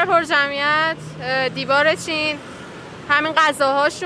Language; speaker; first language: Persian; native; Persian